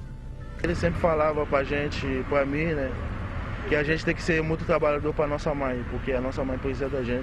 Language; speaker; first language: Portuguese; non-native, fluent; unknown